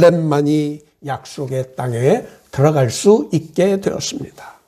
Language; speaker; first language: Korean; native; Korean